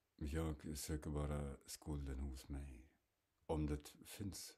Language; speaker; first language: Swedish; non-native, fluent; German